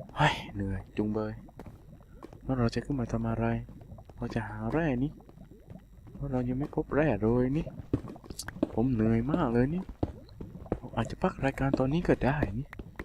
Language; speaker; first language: Thai; native; Thai